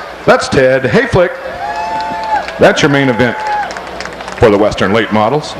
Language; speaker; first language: English; native; English